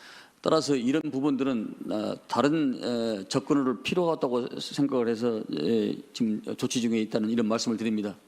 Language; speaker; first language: Korean; native; Korean